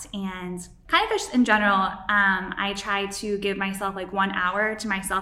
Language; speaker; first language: English; native; English